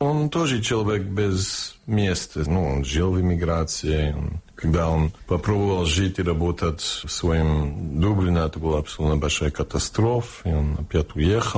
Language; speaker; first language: Russian; non-native, fluent; English